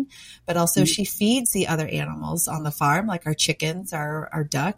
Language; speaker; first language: English; native; English